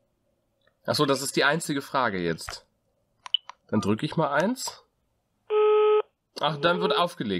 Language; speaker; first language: German; native; German